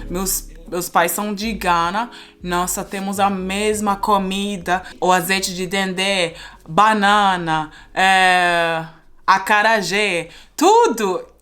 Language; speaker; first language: Portuguese; non-native, fluent; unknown